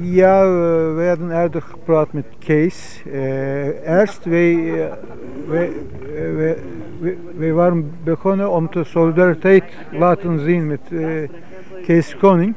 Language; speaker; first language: Dutch; non-native, fluent; Turkish